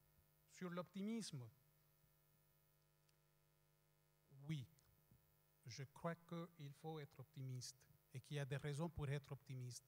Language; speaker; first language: French; non-native, fluent; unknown